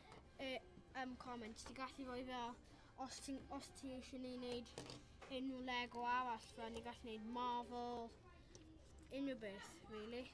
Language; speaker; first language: Welsh; non-native, local second language; English